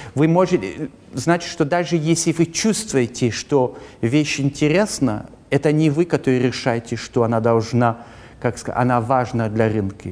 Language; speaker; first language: Russian; early bilingual, heritage; Russian